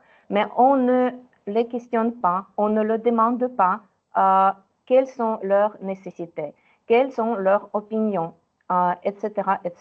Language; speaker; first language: French; non-native, fluent; Ukrainian